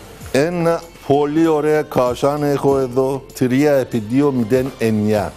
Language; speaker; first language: Greek; non-native, fluent; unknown